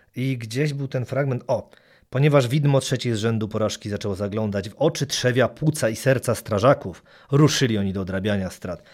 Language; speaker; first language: Polish; native; Polish